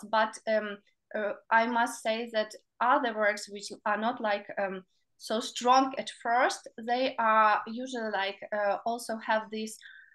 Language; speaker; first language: English; non-native, learner; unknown